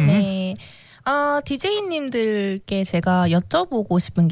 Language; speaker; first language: Korean; native; Korean